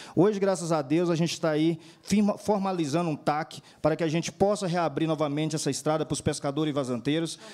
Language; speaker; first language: Portuguese; native; Portuguese